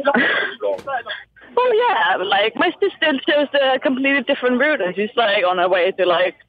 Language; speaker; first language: English; non-native, fluent; Danish